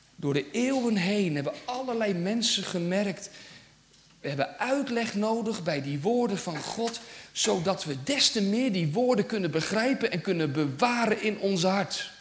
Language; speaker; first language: Dutch; native; Dutch